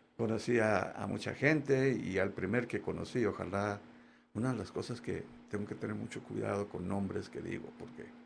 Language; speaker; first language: Spanish; early bilingual, heritage; Spanish